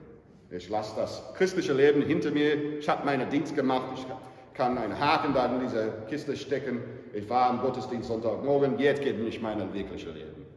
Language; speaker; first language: German; non-native, fluent; English